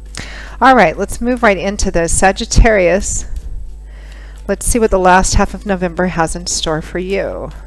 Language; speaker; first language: English; native; English